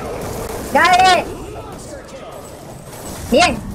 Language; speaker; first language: Spanish; native; Spanish